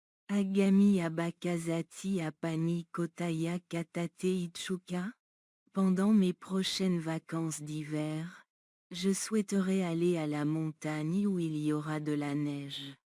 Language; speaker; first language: French; non-native, learner; Bangla